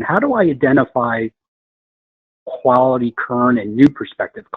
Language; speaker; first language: English; native; English